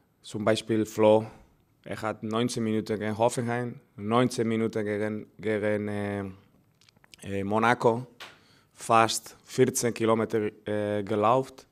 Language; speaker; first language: German; non-native, learner; Spanish